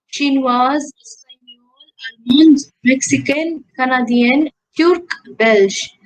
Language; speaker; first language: French; non-native, fluent; Hindi